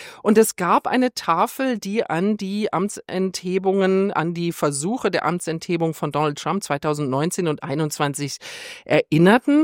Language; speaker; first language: German; native; German